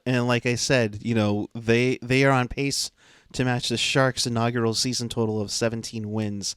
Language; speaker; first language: English; native; English